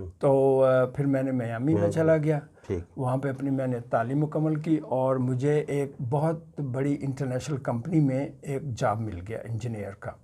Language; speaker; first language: Urdu; non-native, local second language; Punjabi